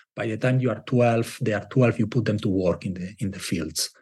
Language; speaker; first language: English; non-native, fluent; Spanish